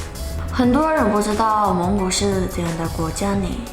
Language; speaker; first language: Chinese; non-native, fluent; Mongolian